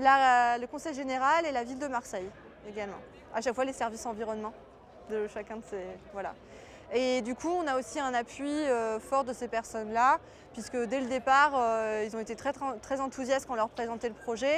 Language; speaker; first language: French; native; French